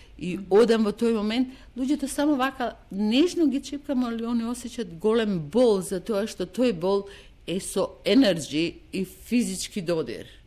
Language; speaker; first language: Macedonian; native; Macedonian